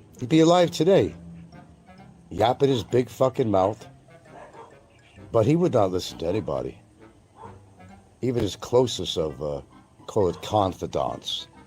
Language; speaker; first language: English; native; English